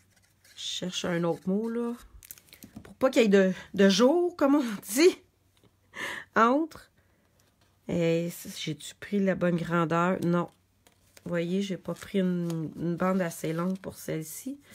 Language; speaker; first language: French; native; French